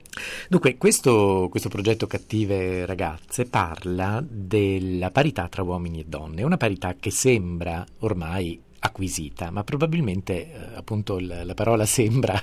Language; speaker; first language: Italian; native; Italian